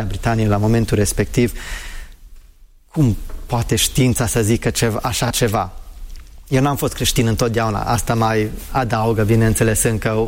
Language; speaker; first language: Romanian; non-native, fluent; English